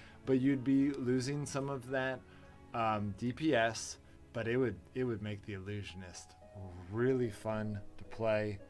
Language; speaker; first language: English; native; English